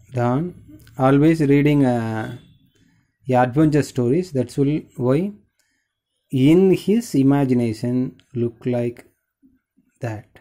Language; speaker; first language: English; non-native, local second language; Tamil